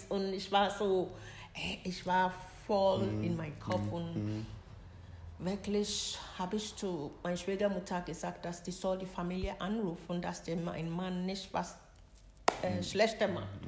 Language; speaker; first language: German; non-native, learner; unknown